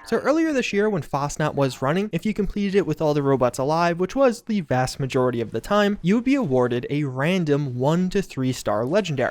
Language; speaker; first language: English; native; English